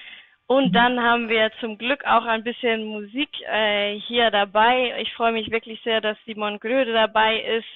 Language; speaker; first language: German; native; German